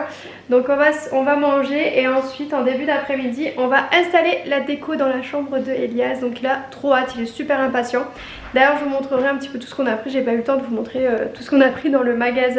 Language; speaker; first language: French; native; French